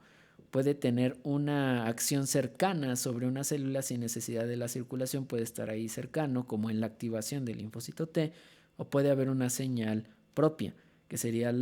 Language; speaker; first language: Spanish; native; Spanish